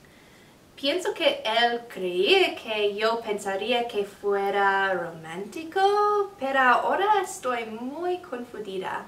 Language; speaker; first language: Spanish; non-native, learner; English